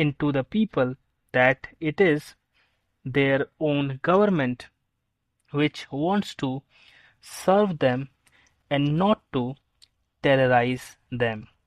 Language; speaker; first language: English; non-native, local second language; Hindi